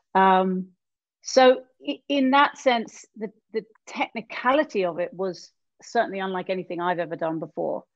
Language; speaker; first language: English; native; English